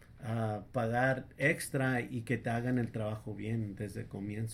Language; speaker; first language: Spanish; early bilingual, heritage; English